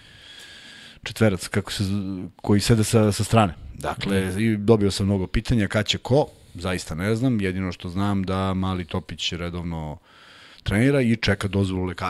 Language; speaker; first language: Serbian; native; Serbian